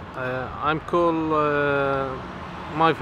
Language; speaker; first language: English; non-native, learner; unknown